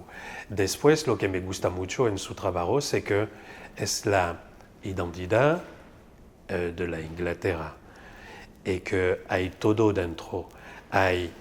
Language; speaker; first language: Spanish; non-native, fluent; French